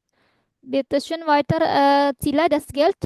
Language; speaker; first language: German; non-native, fluent; Indonesian